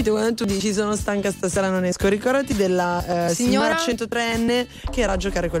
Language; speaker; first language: Italian; native; Italian